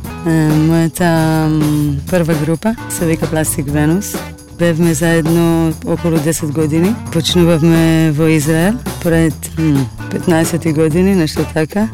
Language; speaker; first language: Macedonian; non-native, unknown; Hebrew